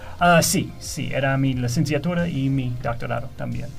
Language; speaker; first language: Spanish; non-native, fluent; English